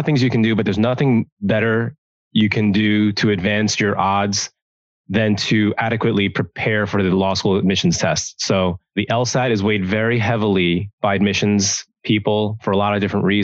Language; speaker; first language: English; native; English